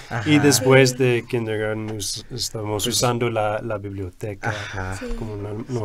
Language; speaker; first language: Spanish; non-native, fluent; English